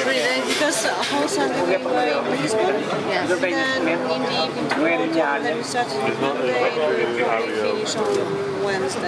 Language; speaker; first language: English; non-native, fluent; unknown